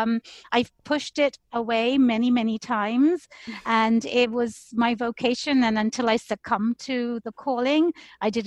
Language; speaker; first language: English; native; English